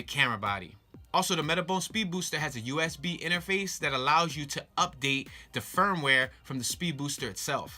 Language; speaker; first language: English; native; English